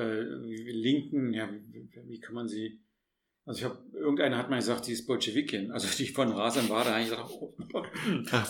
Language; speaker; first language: German; native; German